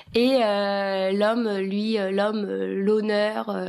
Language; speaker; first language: French; early bilingual, other home language; Albanian